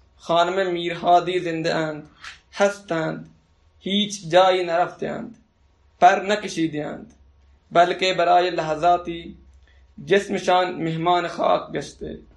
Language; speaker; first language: Persian; non-native, local second language; Baluchi